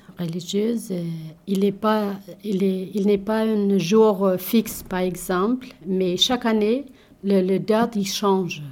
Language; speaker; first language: French; non-native, learner; Albanian